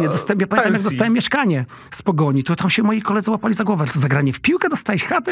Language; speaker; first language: Polish; native; Polish